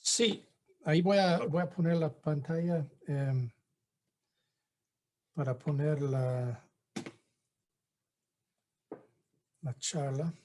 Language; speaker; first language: Spanish; non-native, fluent; English